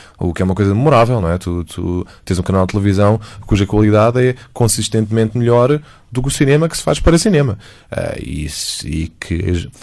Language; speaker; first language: Portuguese; native; Portuguese